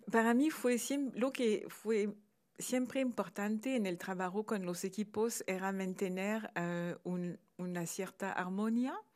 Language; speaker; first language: Spanish; non-native, fluent; French